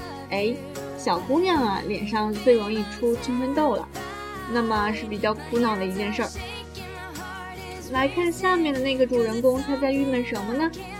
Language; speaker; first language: Chinese; native; Chinese